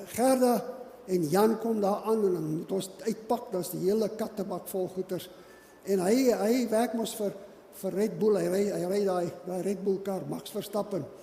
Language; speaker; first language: Afrikaans; non-native, local second language; English